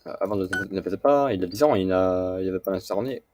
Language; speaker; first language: French; non-native, learner; English